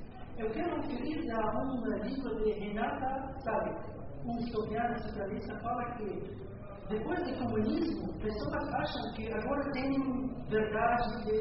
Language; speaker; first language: Portuguese; non-native, learner; Spanish